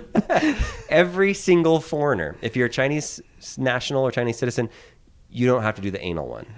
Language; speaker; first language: English; native; English